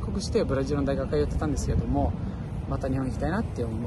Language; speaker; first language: Japanese; non-native, fluent; Portuguese